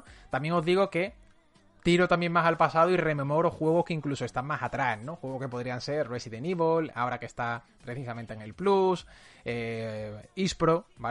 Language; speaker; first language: Spanish; native; Spanish